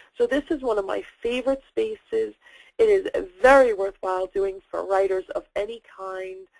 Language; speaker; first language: English; native; English